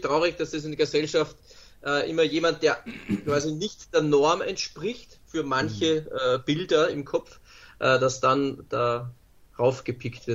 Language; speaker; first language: German; native; German